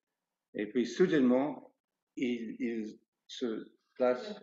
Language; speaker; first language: French; non-native, fluent; English